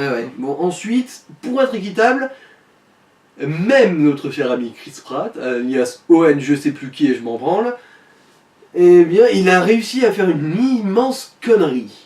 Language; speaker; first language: French; native; French